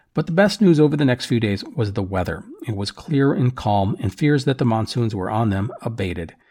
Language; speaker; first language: English; native; English